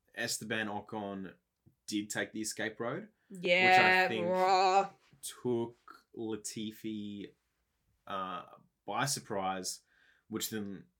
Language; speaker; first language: English; native; English